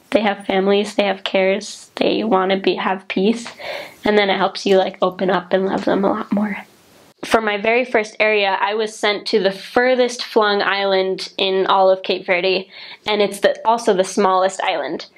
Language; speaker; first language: English; native; English